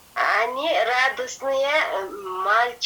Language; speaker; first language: Russian; non-native, learner; Kyrgyz